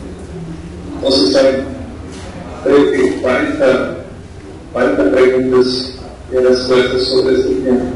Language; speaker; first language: Spanish; non-native, fluent; Portuguese